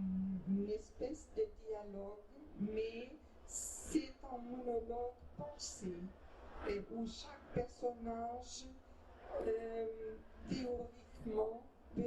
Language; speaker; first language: French; non-native, fluent; Portuguese